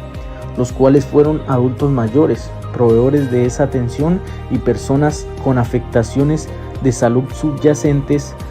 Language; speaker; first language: Spanish; native; Spanish